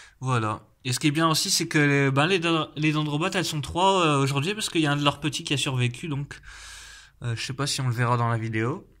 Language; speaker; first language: French; native; French